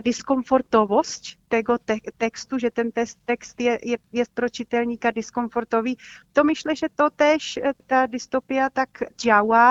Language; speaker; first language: Polish; non-native, fluent; Czech